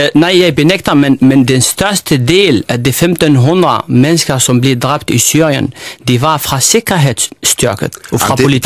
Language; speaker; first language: Danish; non-native, fluent; Arabic